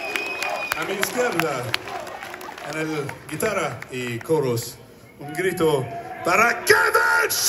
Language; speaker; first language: Spanish; non-native, learner; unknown